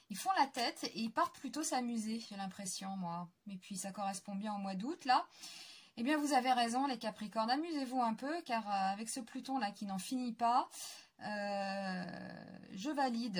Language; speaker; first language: French; native; French